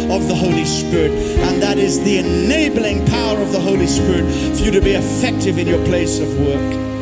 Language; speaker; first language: English; native; English